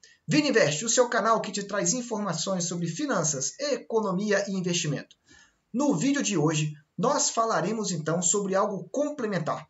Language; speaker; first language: Portuguese; native; Portuguese